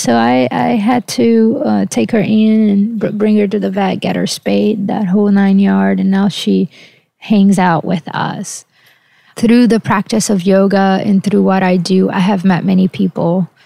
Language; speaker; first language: English; early bilingual, other home language; Portuguese